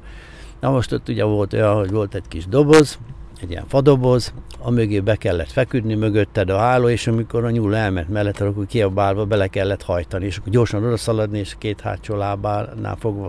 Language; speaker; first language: Hungarian; native; Hungarian